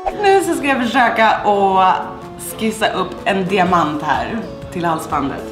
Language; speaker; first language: Swedish; native; Swedish